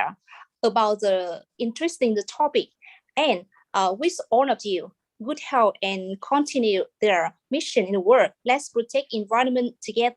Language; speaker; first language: English; non-native, fluent; Vietnamese